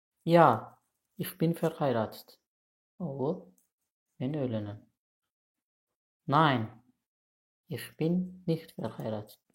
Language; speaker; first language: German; non-native, fluent; Turkmen